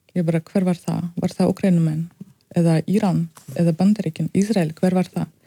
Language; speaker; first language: Icelandic; non-native, fluent; Russian